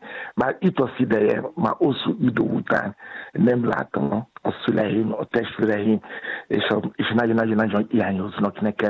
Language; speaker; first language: Hungarian; non-native, fluent; Yoruba